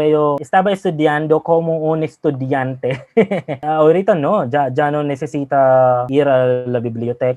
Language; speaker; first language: Spanish; non-native, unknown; Filipino